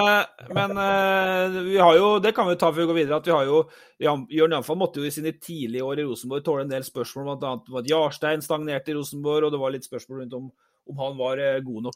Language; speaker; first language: Norwegian; native; Norwegian